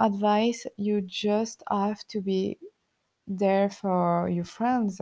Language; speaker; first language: English; non-native, learner; French